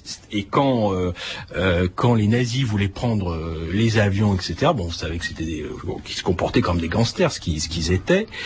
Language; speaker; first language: French; native; French